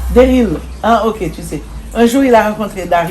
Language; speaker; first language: French; non-native, fluent; English